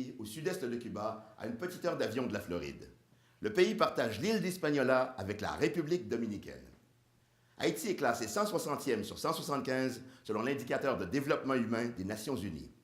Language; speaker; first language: French; early bilingual, other home language; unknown